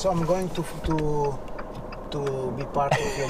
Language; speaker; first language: English; non-native, learner; Italian